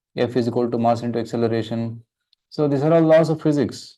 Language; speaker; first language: English; non-native, local second language; Kannada